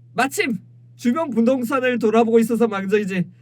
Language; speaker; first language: Korean; native; Korean